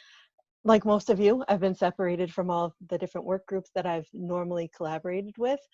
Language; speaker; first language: English; native; English